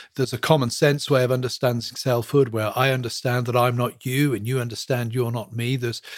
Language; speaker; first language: English; native; English